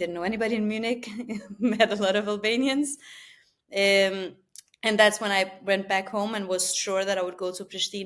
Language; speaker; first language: English; non-native, fluent; Albanian